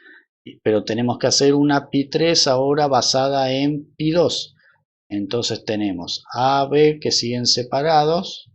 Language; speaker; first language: Spanish; native; Spanish